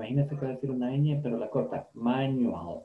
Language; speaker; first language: Spanish; native; Spanish